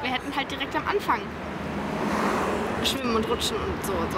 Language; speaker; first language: German; native; German